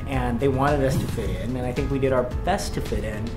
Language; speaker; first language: English; native; English